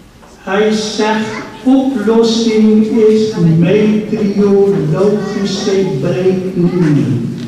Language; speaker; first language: Dutch; non-native, fluent; Urdu